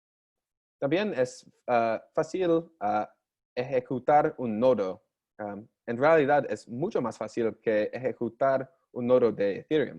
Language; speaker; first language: Spanish; non-native, learner; English